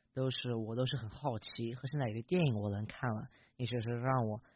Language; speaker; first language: Chinese; early bilingual, heritage; English